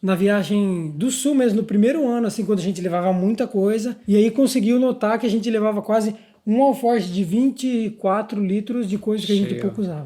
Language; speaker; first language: Portuguese; native; Portuguese